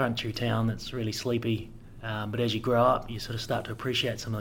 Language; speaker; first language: English; native; English